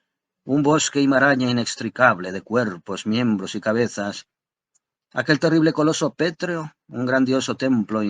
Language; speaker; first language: Spanish; native; Spanish